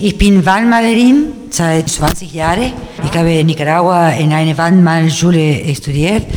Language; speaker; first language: German; non-native, learner; Spanish